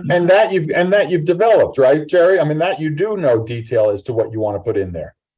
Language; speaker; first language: English; native; English